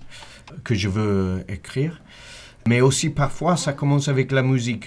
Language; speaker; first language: French; non-native, fluent; English